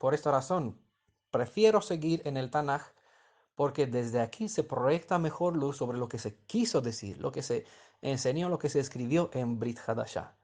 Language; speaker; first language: Spanish; non-native, fluent; Romanian